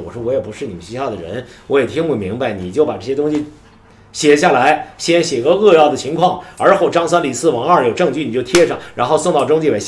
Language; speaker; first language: Chinese; native; Chinese